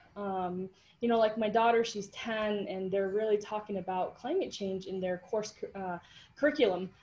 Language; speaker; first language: English; native; English